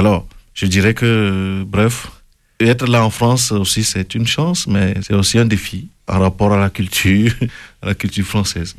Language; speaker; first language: French; non-native, local second language; Ewe